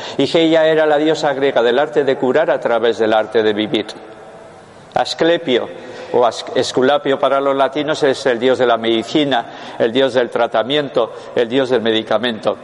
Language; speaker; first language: Spanish; non-native, local second language; Basque